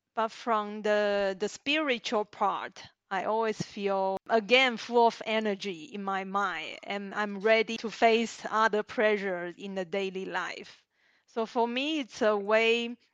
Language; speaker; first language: English; non-native, learner; Chinese